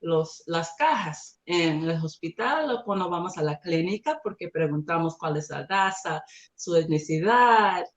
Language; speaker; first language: Spanish; non-native, learner; English